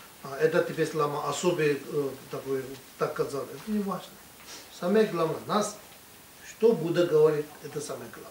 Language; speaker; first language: Russian; non-native, learner; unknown